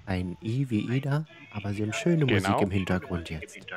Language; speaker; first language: German; native; German